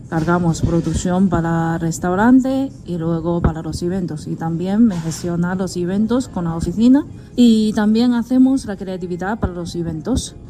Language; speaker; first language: Spanish; non-native, learner; Chinese